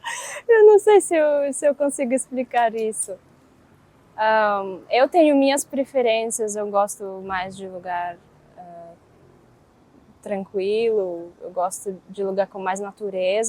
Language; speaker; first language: Portuguese; non-native, fluent; Russian